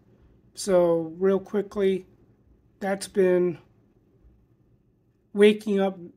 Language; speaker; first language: English; native; English